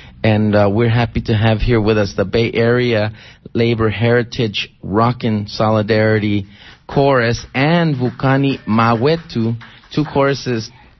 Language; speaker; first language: English; early bilingual, other home language; Spanish